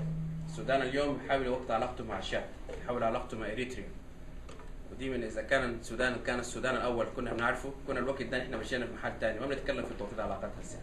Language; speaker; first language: Arabic; non-native, local second language; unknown